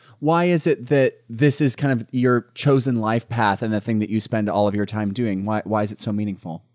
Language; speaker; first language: English; native; English